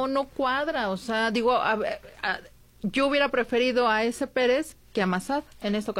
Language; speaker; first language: Spanish; native; Spanish